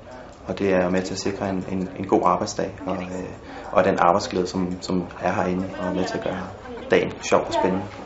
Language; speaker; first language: Danish; native; Danish